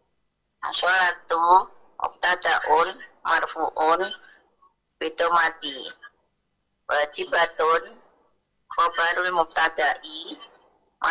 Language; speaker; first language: Arabic; non-native, learner; Indonesian